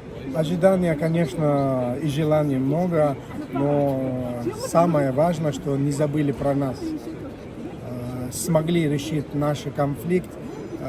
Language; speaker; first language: Russian; non-native, fluent; Arabic